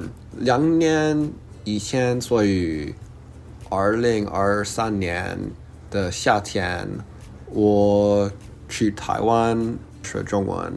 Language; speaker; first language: Chinese; early bilingual, heritage; English